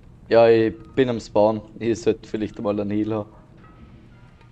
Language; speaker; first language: German; native; German